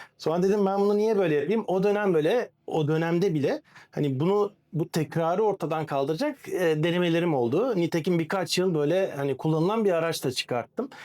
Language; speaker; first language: Turkish; native; Turkish